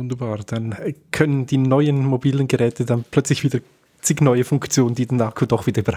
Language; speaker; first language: German; native; German